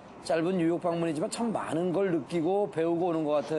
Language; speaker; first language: Korean; native; Korean